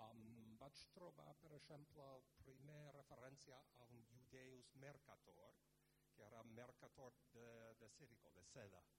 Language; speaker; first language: Catalan; non-native, fluent; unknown